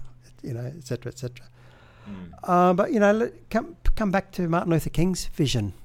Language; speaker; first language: English; native; English